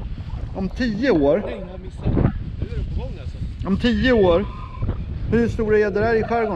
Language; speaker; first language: Swedish; native; Swedish